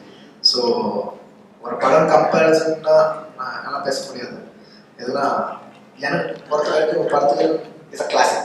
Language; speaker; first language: Tamil; non-native, local second language; Telugu